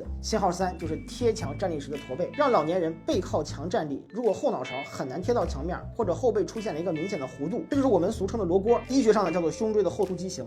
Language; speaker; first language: Chinese; native; Chinese